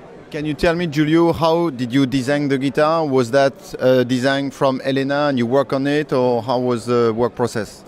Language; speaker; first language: English; non-native, fluent; French